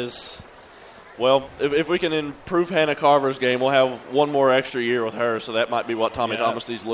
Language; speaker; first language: English; native; English